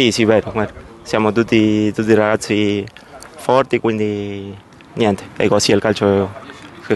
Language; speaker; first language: Italian; non-native, learner; Spanish